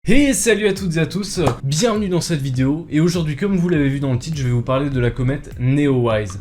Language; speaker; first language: French; native; French